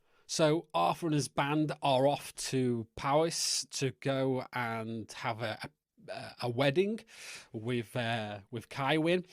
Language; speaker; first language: English; native; English